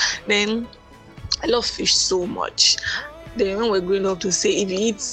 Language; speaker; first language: English; non-native, local second language; Yoruba